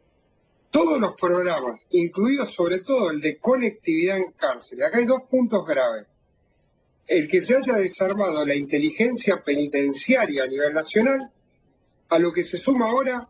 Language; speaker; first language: Spanish; native; Spanish